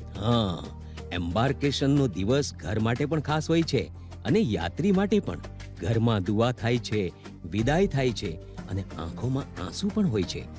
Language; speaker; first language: Gujarati; native; Gujarati